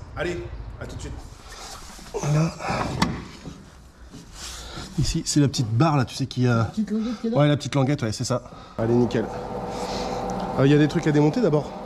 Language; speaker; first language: French; native; French